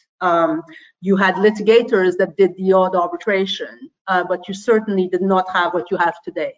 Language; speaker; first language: English; non-native, fluent; French